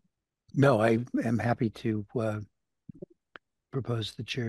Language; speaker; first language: English; native; English